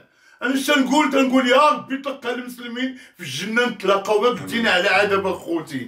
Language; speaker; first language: Arabic; native; Arabic